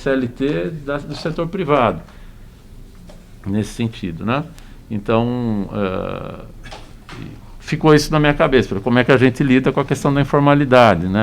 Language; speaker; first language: Portuguese; native; Portuguese